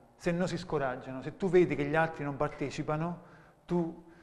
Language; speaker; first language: Italian; native; Italian